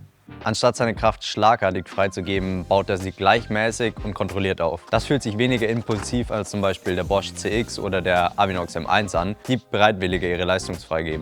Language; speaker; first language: German; native; German